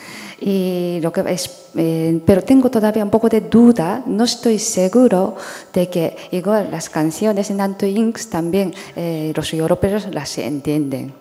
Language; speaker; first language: Spanish; non-native, fluent; Japanese